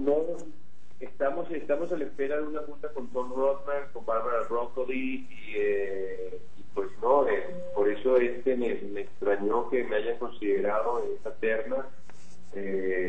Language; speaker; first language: Spanish; native; Spanish